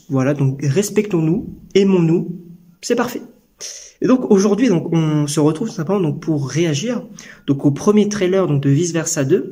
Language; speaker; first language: French; native; French